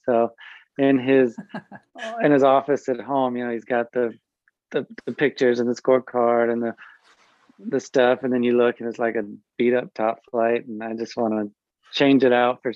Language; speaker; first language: English; native; English